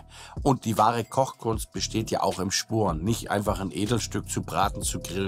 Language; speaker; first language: German; native; German